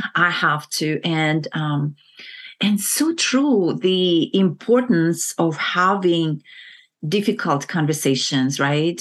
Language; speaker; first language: English; non-native, fluent; Kazakh